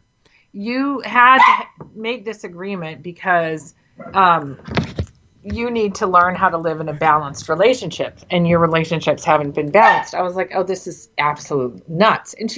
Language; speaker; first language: English; native; English